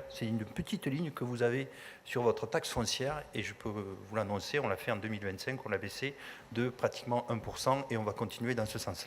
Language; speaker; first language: French; native; French